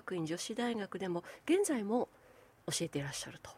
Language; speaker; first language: Japanese; native; Japanese